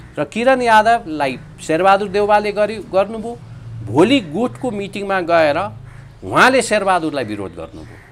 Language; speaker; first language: Nepali; native; Nepali